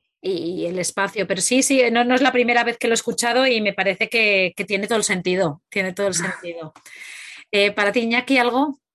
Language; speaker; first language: Spanish; native; Spanish